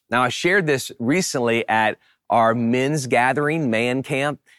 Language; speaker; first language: English; native; English